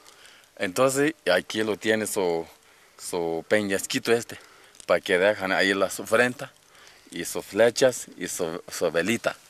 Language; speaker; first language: Spanish; non-native, local second language; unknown